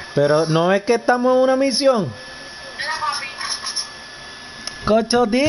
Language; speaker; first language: Spanish; native; Spanish